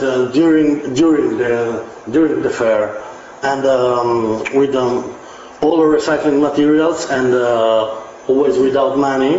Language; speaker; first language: English; non-native, learner; Italian